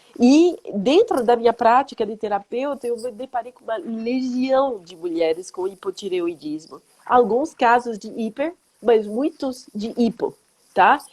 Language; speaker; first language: Portuguese; non-native, fluent; French